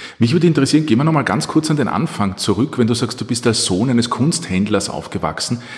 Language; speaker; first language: German; native; German